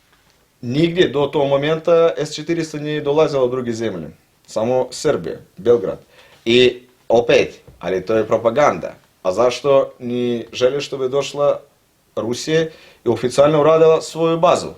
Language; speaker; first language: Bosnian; non-native, learner; Russian